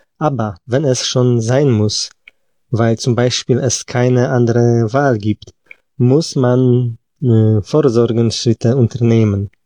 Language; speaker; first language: German; non-native, fluent; Polish